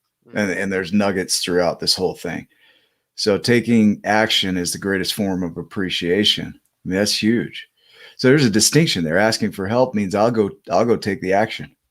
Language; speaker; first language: English; native; English